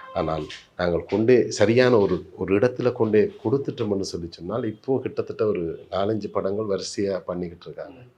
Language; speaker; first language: Tamil; native; Tamil